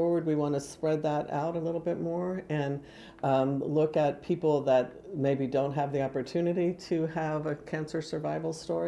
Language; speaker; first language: English; native; English